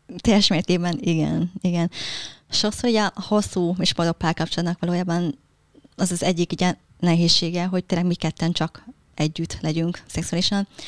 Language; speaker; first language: Hungarian; early bilingual, other home language; Vietnamese